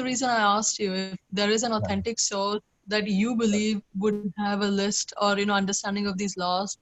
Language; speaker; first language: English; non-native, local second language; Hindi